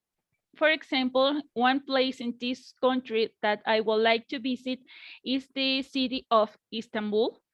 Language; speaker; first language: English; non-native, learner; Spanish